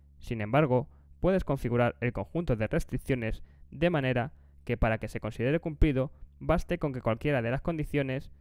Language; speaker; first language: Spanish; native; Spanish